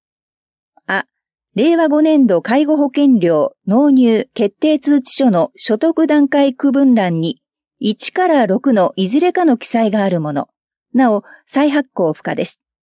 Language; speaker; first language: Japanese; native; Japanese